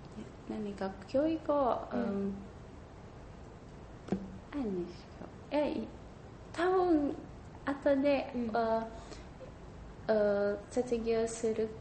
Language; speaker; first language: Japanese; non-native, learner; Indonesian